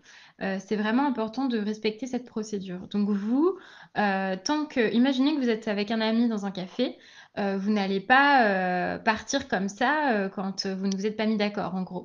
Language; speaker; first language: French; native; French